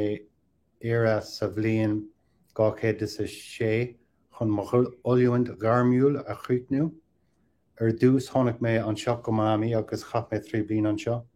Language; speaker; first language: Irish; non-native, local second language; English